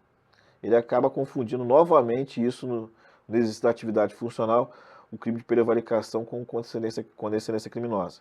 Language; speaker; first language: Portuguese; native; Portuguese